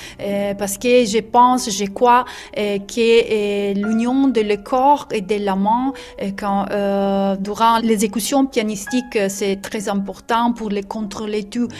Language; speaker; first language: French; non-native, learner; Italian